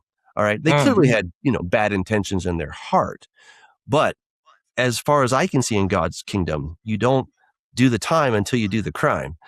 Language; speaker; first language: English; native; English